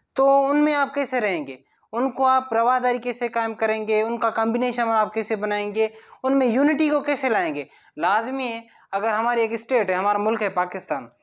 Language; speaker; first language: Urdu; non-native, local second language; Sindhi